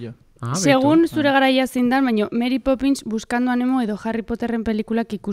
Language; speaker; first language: Basque; native; Basque